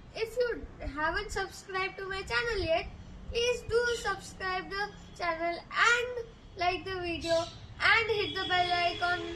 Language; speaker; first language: English; non-native, local second language; Marathi